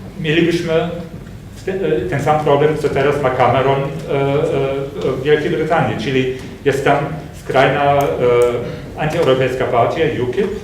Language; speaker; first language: Polish; non-native, fluent; German